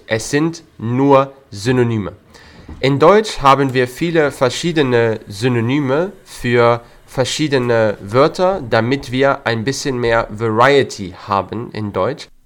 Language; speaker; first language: German; native; German